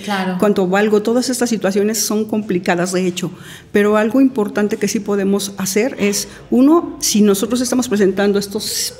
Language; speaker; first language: Spanish; native; Spanish